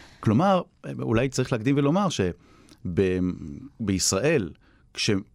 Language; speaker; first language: Hebrew; native; Hebrew